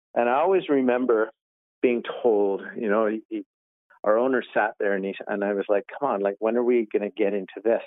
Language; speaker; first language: English; native; English